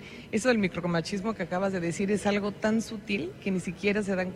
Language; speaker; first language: Spanish; native; Spanish